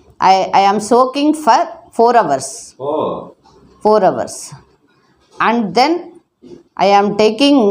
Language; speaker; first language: English; non-native, learner; Telugu